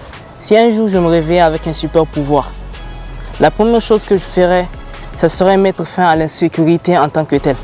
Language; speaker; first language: French; non-native, local second language; Hausa